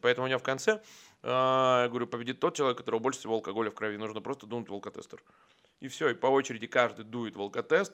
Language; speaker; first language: Russian; native; Russian